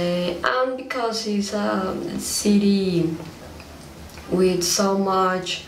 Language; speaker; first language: English; non-native, learner; Spanish